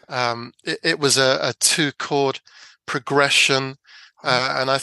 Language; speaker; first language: English; native; English